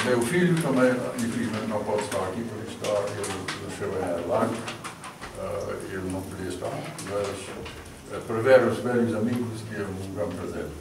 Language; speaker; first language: Portuguese; non-native, learner; English